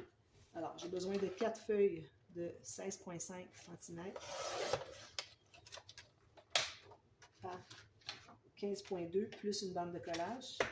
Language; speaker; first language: French; native; French